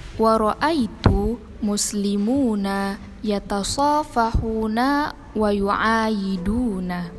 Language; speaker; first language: Arabic; non-native, learner; Indonesian